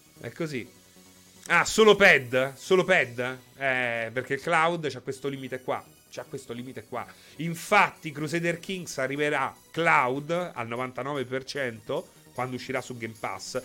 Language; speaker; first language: Italian; native; Italian